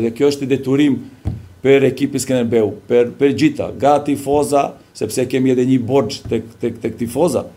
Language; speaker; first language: Albanian; non-native, learner; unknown